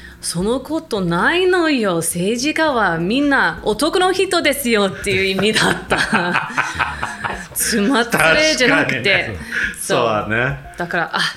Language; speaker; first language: Japanese; non-native, fluent; English